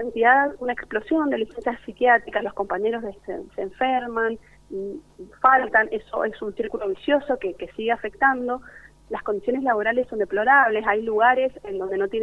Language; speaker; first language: Spanish; native; Spanish